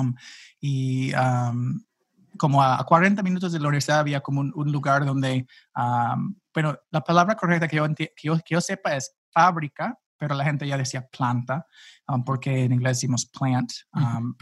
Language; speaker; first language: Spanish; non-native, fluent; English